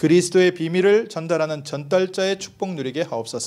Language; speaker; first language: Korean; native; Korean